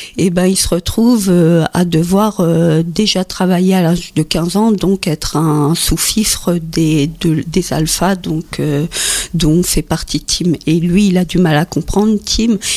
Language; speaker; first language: French; native; French